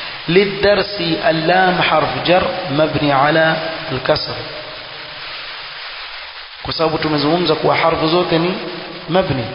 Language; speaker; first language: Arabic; non-native, fluent; Swahili